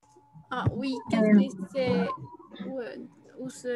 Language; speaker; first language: French; non-native, learner; Spanish